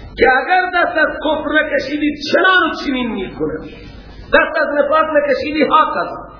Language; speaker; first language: Persian; non-native, local second language; Baluchi